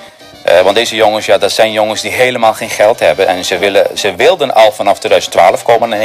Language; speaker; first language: Dutch; non-native, fluent; Spanish